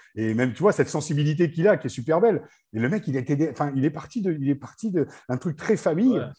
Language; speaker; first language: French; native; French